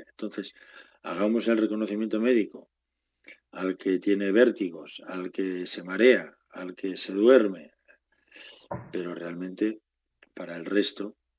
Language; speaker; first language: Spanish; native; Spanish